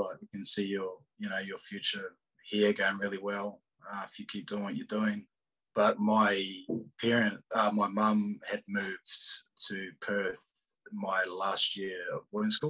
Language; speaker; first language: English; native; English